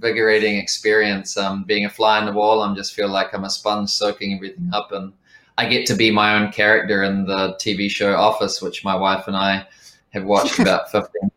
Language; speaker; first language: English; native; English